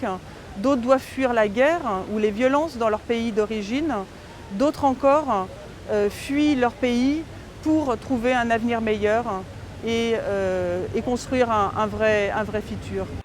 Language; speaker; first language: French; native; French